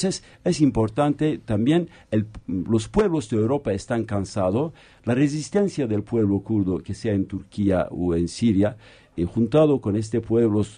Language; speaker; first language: Spanish; non-native, fluent; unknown